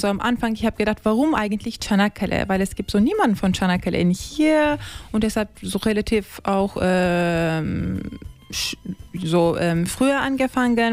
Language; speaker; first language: German; non-native, learner; Turkish